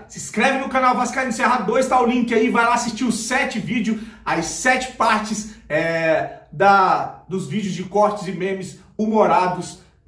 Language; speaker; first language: Portuguese; native; Portuguese